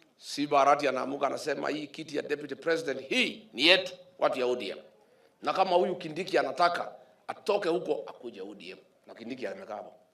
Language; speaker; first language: Swahili; non-native, local second language; Kikuyu